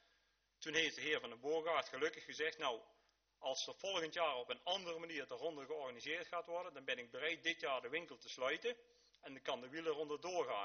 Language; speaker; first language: Dutch; native; Dutch